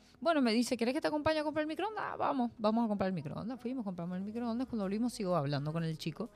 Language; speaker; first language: Spanish; native; Spanish